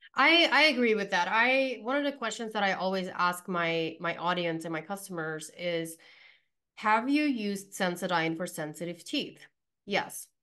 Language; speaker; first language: English; early bilingual, other home language; Pennsylvania German